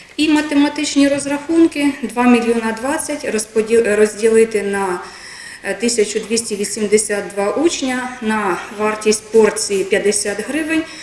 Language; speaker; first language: Ukrainian; native; Ukrainian